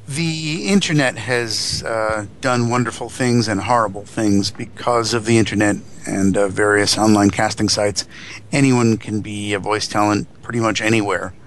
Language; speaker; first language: English; native; English